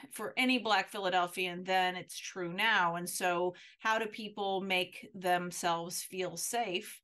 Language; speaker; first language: English; native; English